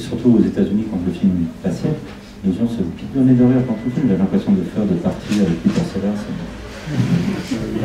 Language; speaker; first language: French; non-native, fluent; Spanish